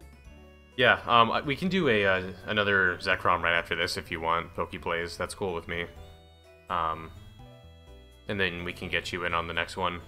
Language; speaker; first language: English; native; English